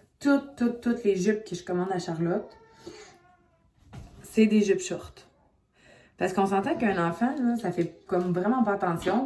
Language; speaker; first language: French; native; French